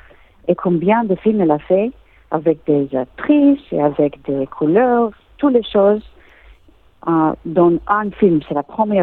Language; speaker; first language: French; non-native, learner; English